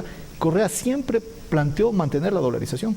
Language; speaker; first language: Spanish; native; Spanish